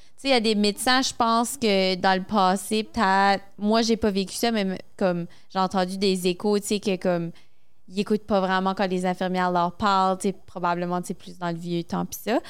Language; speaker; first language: French; native; French